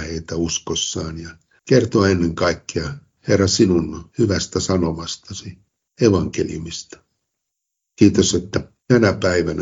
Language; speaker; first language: Finnish; native; Finnish